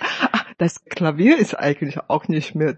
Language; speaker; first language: German; non-native, fluent; Chinese